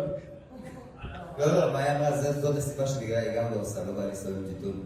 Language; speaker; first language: Hebrew; native; Hebrew